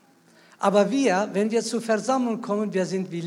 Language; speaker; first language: German; non-native, fluent; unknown